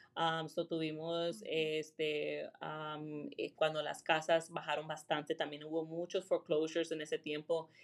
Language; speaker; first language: Spanish; early bilingual, heritage; Spanish